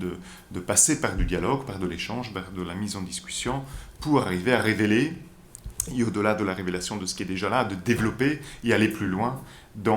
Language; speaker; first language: French; native; French